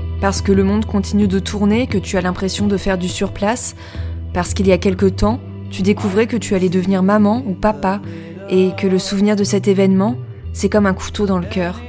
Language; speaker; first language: French; native; French